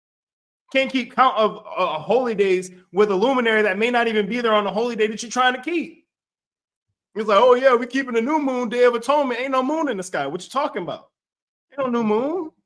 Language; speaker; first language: English; native; English